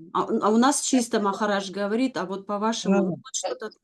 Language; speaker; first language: Russian; native; Russian